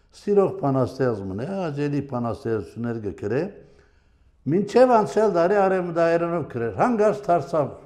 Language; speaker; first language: Armenian; early bilingual, heritage; Armenian